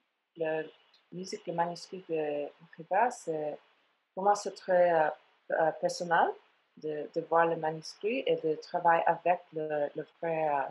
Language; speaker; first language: French; non-native, fluent; English